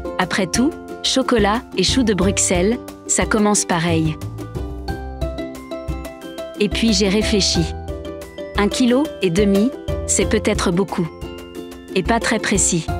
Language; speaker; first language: French; non-native, local second language; Arabic